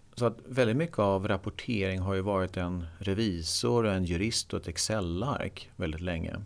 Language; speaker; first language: Swedish; native; Swedish